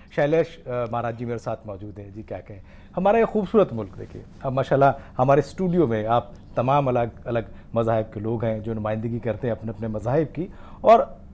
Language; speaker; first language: Hindi; native; Hindi